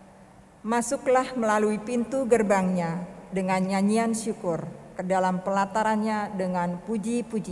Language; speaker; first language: Indonesian; native; Indonesian